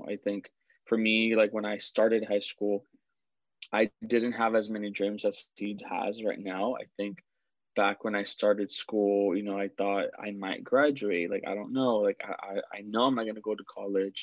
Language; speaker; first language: English; early bilingual, other home language; Spanish